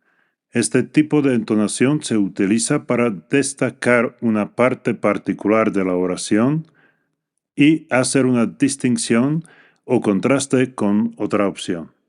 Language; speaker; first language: Spanish; non-native, fluent; English